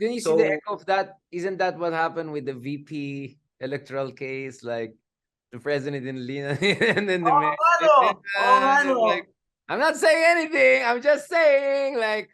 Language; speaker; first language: English; non-native, local second language; Filipino